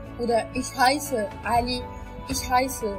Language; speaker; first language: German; non-native, learner; Arabic